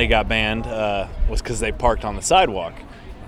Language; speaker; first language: English; native; English